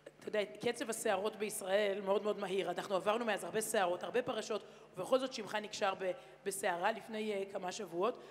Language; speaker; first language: Hebrew; native; Hebrew